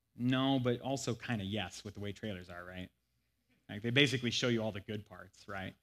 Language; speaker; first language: English; native; English